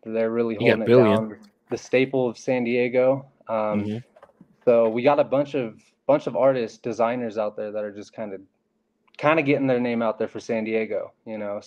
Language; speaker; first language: English; native; English